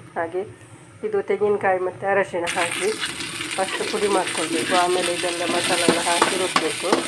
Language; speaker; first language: Kannada; non-native, local second language; Tulu